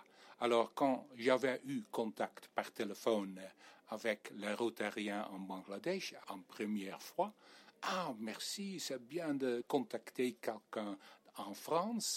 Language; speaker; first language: French; non-native, fluent; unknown